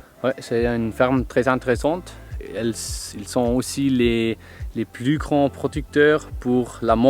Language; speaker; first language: French; non-native, fluent; German